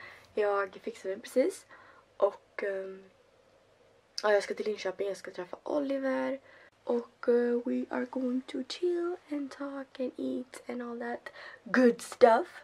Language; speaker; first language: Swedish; early bilingual, other home language; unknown